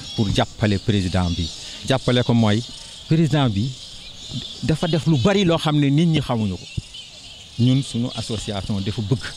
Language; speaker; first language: Wolof; non-native, local second language; Fula